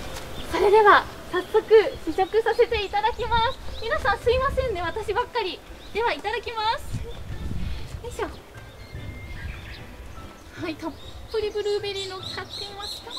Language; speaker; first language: Japanese; native; Japanese